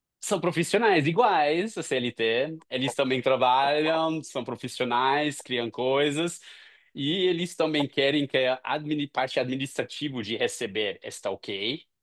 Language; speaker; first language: Portuguese; non-native, fluent; English